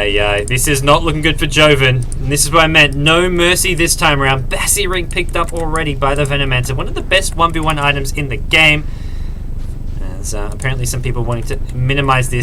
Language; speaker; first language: English; native; English